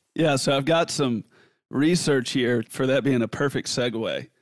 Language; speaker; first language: English; native; English